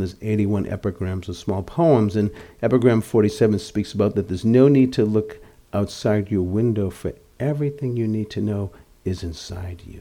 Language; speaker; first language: English; native; English